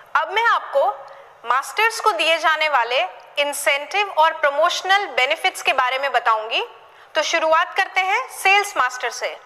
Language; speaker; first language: Hindi; native; Hindi